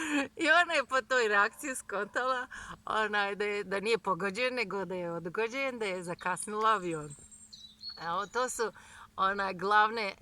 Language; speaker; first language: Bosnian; non-native, fluent; Turkish